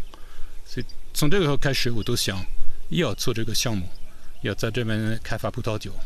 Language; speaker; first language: Chinese; non-native, fluent; French